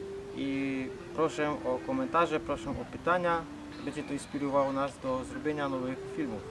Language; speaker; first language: Polish; non-native, fluent; Vietnamese